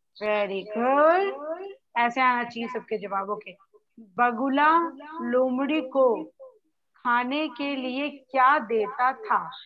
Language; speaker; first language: Hindi; native; Hindi